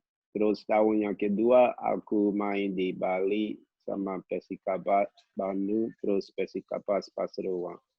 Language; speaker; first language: Indonesian; non-native, local second language; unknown